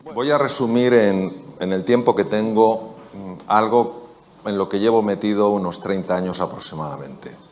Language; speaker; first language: Spanish; native; Spanish